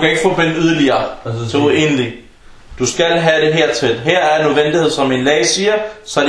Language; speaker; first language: Danish; non-native, fluent; Arabic